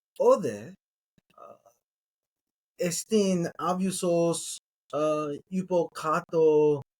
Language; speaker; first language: Greek; non-native, learner; English